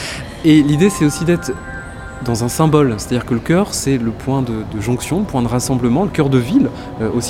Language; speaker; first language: French; native; French